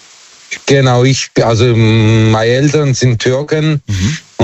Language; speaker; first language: German; early bilingual, other home language; Turkish